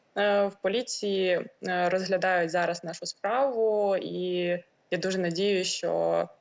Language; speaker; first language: Ukrainian; native; Ukrainian